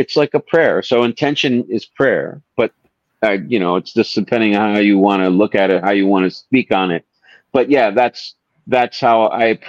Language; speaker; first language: English; native; English